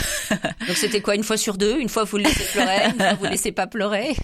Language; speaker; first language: French; native; French